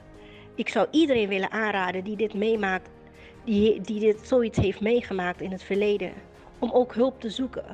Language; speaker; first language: Dutch; native; Dutch